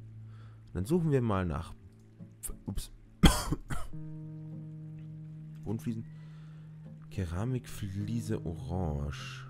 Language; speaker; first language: German; native; German